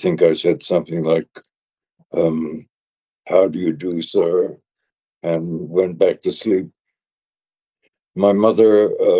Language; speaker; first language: English; native; English